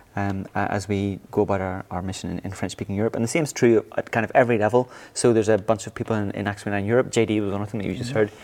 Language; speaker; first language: English; native; English